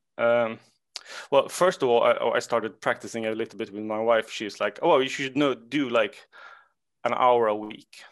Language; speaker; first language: English; non-native, fluent; Swedish